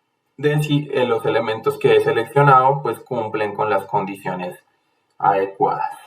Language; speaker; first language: Spanish; native; Spanish